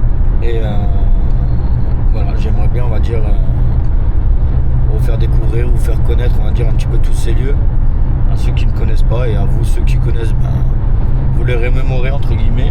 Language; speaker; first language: French; native; French